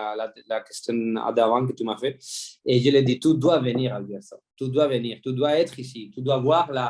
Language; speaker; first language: French; non-native, fluent; Spanish